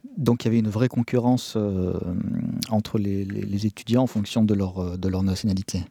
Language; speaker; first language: French; native; French